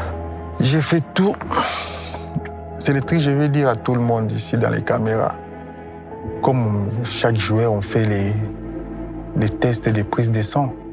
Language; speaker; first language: French; non-native, local second language; Lingala